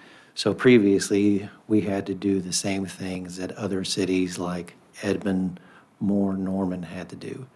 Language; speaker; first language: English; native; English